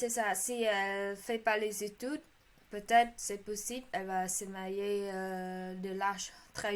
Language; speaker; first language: French; non-native, learner; Khmer